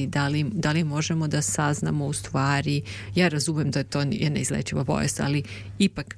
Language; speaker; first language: Serbian; native; Serbian